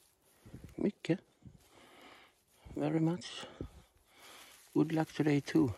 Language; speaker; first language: English; non-native, learner; Swedish